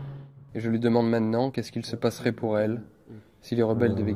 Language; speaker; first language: French; native; French